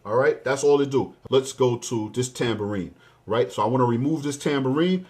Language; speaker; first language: English; native; English